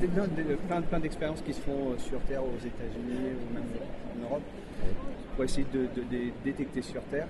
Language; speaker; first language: French; native; French